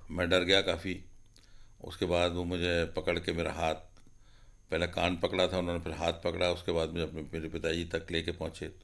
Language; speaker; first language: Hindi; native; Hindi